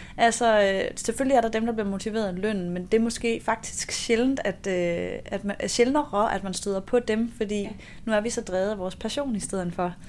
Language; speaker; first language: Danish; native; Danish